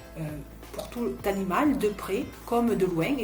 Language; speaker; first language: French; native; French